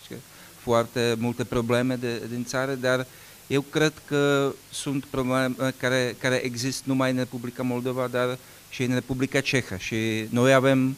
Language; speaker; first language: Romanian; non-native, learner; Czech